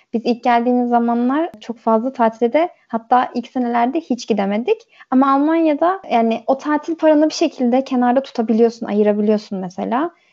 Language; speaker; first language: Turkish; early bilingual, heritage; Turkish